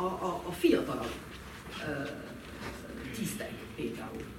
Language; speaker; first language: Hungarian; non-native, fluent; French